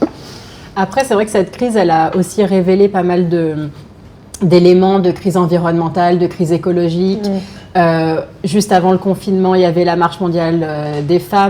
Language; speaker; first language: French; native; French